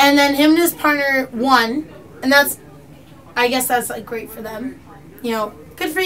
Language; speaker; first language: English; native; English